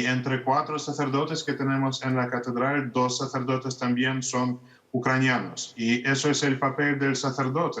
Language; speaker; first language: Spanish; non-native, fluent; Russian